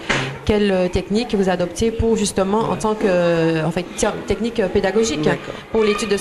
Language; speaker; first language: French; native; French